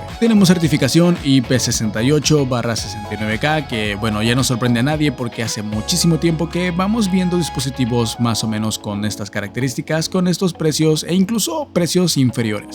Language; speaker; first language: Spanish; native; Spanish